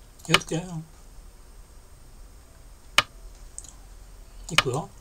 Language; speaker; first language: Korean; native; Korean